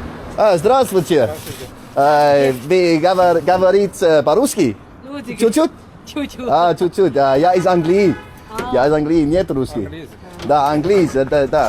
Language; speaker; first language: Russian; non-native, learner; English